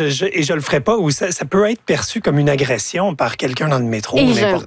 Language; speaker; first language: French; native; French